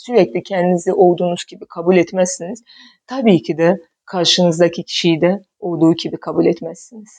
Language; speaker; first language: Turkish; non-native, fluent; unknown